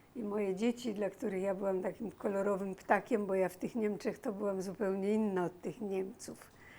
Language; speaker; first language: Polish; native; Polish